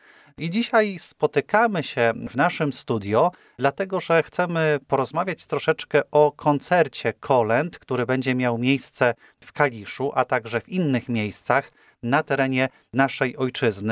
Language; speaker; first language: Polish; native; Polish